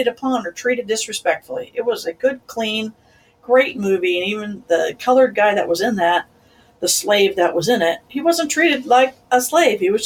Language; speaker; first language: English; native; English